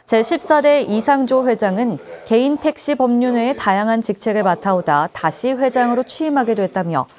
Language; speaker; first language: Korean; native; Korean